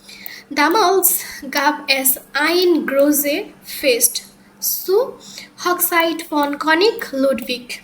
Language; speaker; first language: German; non-native, learner; Bangla